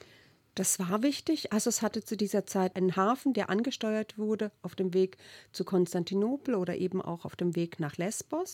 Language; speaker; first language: German; native; German